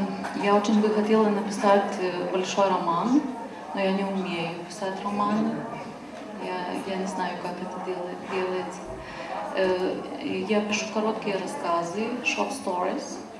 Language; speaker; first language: Russian; non-native, fluent; Lithuanian